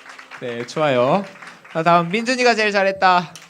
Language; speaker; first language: Korean; native; Korean